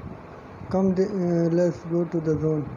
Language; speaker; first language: English; non-native, learner; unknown